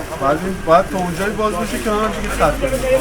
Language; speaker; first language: Persian; native; Persian